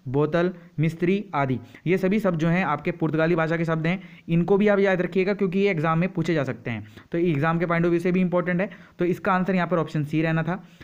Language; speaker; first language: Hindi; native; Hindi